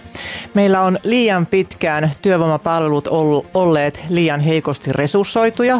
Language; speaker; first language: Finnish; native; Finnish